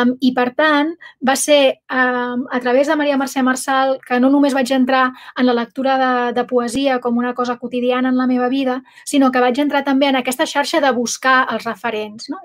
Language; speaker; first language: Catalan; non-native, local second language; Spanish